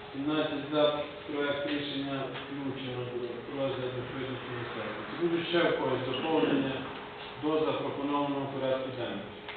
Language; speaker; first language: Ukrainian; native; Ukrainian